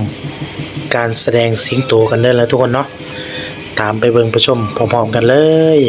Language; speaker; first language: Thai; non-native, local second language; Lao